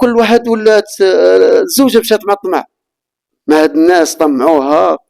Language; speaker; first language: Arabic; native; Arabic